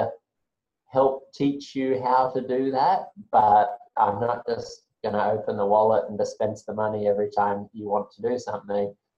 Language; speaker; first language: English; native; English